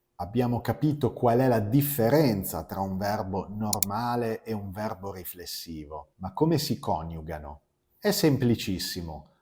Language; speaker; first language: Italian; native; Italian